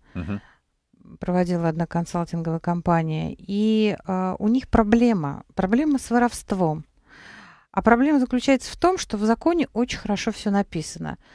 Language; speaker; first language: Russian; native; Russian